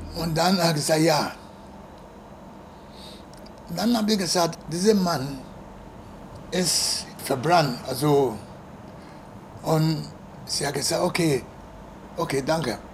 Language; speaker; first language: German; non-native, learner; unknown